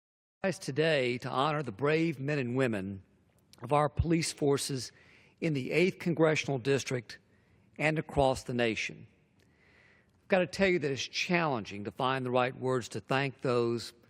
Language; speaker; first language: English; native; English